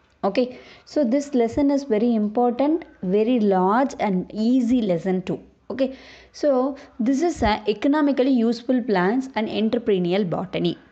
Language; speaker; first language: English; non-native, local second language; Tamil